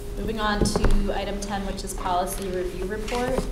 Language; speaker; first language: English; native; English